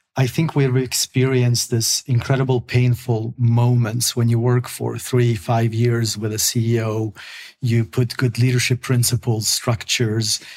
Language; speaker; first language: English; non-native, fluent; Swedish